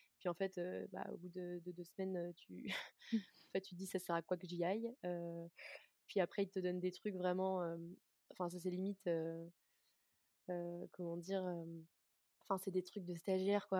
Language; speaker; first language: French; native; French